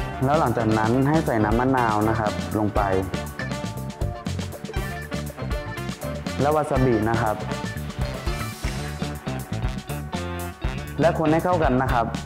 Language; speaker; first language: Thai; native; Thai